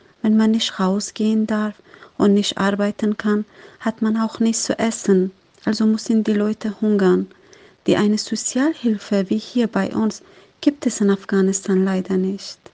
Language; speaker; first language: German; non-native, fluent; Persian